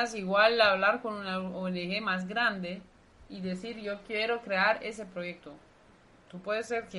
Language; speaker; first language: Spanish; non-native, fluent; Dutch